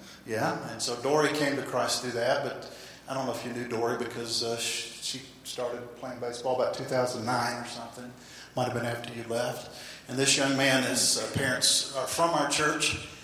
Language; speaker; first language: English; native; English